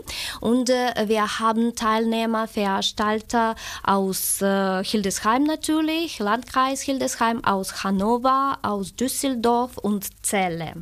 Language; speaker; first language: German; non-native, fluent; Ukrainian